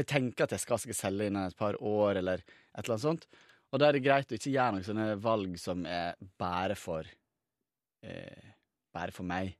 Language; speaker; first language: Norwegian; native; Norwegian